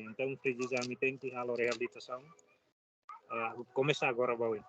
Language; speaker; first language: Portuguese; non-native, learner; Tetum